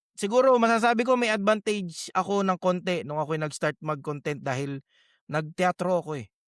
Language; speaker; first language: Filipino; native; Filipino